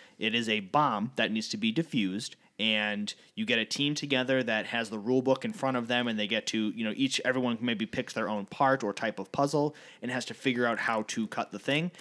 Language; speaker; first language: English; native; English